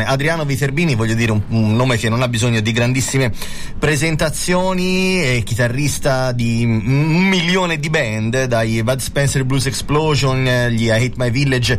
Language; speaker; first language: Italian; native; Italian